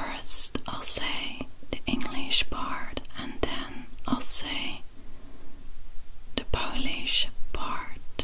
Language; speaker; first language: English; non-native, fluent; Dutch